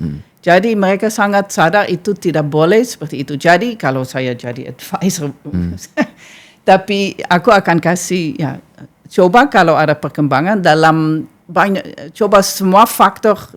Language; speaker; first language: Indonesian; non-native, fluent; Dutch